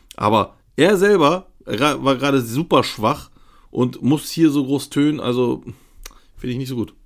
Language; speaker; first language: German; early bilingual, other home language; Turkish